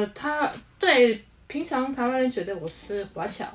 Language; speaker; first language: Chinese; non-native, fluent; Tuvinian